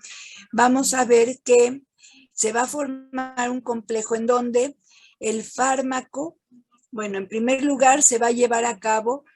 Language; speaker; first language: Spanish; native; Spanish